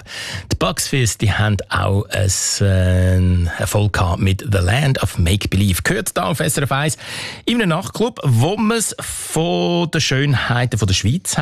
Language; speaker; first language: German; native; German